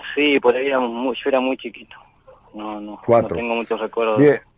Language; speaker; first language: Spanish; native; Spanish